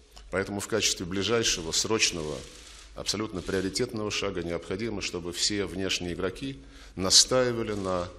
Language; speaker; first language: Russian; native; Russian